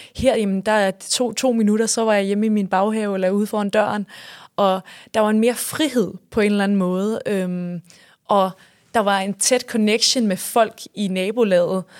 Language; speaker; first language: Danish; native; Danish